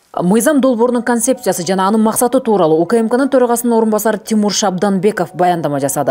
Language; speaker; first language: Kyrgyz; native; Kyrgyz